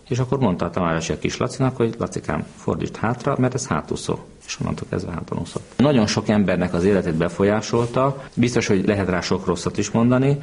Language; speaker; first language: Hungarian; native; Hungarian